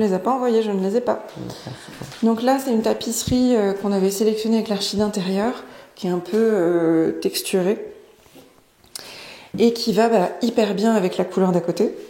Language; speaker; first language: French; native; French